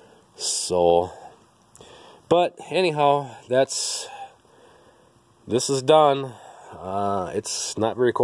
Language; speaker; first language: English; native; English